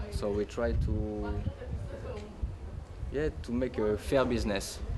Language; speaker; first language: English; non-native, learner; French